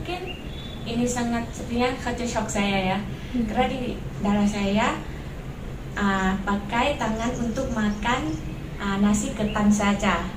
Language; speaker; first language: Indonesian; non-native, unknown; Thai